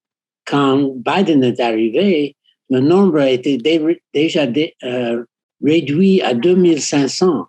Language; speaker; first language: French; non-native, fluent; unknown